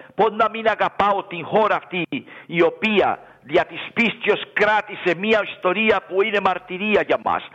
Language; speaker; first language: Greek; non-native, fluent; Spanish